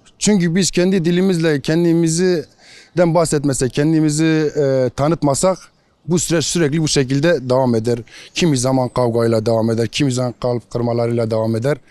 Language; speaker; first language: Turkish; non-native, local second language; Kurdish